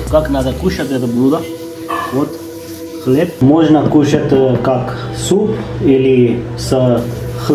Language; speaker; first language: Russian; non-native, learner; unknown